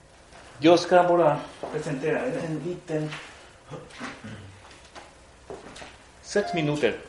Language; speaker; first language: Swedish; non-native, fluent; Spanish